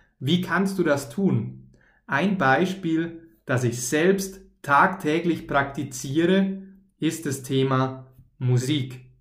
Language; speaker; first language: German; native; German